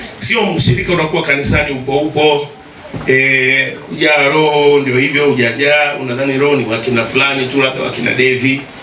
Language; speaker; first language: Swahili; native; Swahili